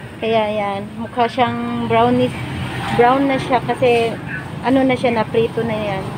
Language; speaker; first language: Filipino; native; Filipino